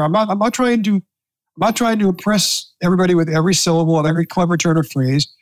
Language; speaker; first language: English; native; English